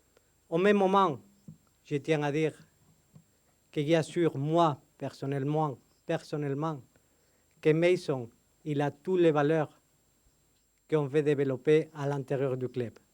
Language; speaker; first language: French; non-native, fluent; Spanish